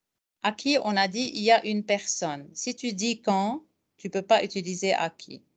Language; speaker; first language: French; non-native, fluent; Arabic